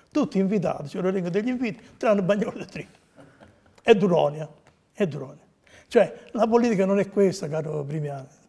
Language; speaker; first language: Italian; native; Italian